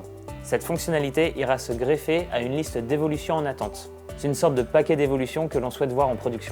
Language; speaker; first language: French; native; French